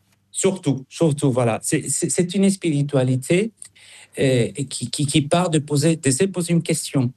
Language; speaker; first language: French; non-native, fluent; Spanish